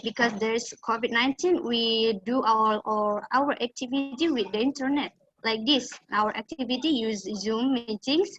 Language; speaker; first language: English; non-native, learner; Indonesian